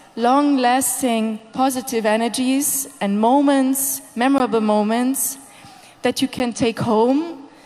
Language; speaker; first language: English; non-native, fluent; Hungarian